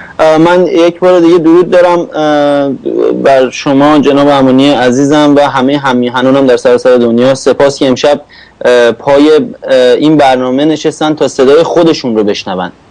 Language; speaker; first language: Persian; native; Persian